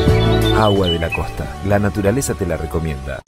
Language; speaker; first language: Spanish; native; Spanish